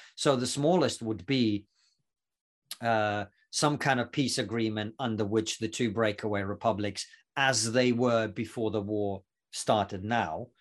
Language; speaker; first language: English; non-native, fluent; Russian